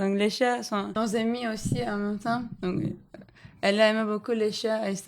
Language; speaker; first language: French; non-native, fluent; Turkish